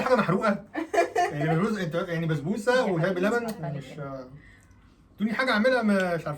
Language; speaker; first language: Arabic; native; Arabic